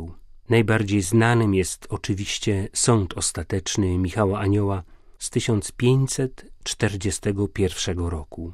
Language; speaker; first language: Polish; native; Polish